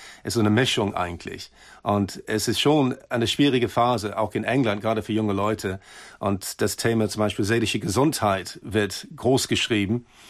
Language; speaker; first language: German; non-native, fluent; English